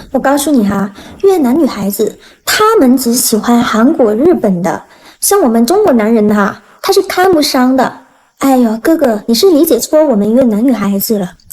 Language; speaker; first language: Chinese; non-native, fluent; Vietnamese